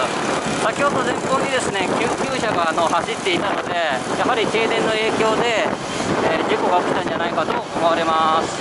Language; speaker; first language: Japanese; native; Japanese